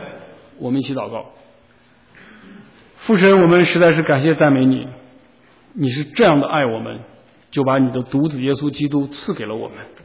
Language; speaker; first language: Chinese; native; Chinese